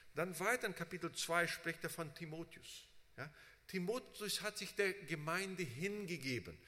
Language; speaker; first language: German; early bilingual, heritage; Portuguese